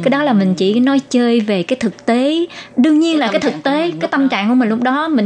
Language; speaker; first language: Vietnamese; native; Vietnamese